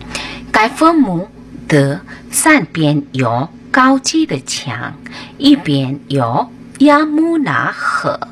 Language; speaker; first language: Chinese; non-native, fluent; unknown